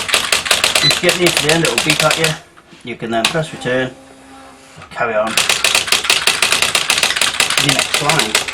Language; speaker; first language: English; native; English